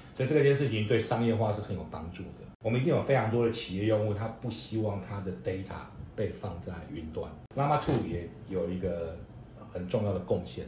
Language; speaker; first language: Chinese; native; Chinese